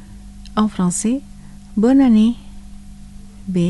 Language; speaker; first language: French; non-native, fluent; Indonesian